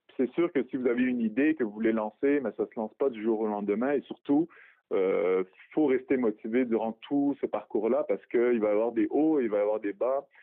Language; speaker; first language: French; early bilingual, other home language; Arabic